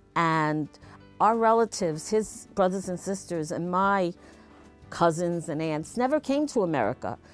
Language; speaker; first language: English; early bilingual, other home language; Italian